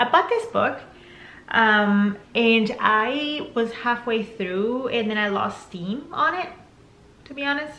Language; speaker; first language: English; non-native, fluent; Spanish